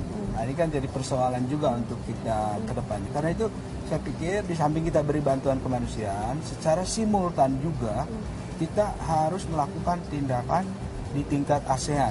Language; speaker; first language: Indonesian; native; Indonesian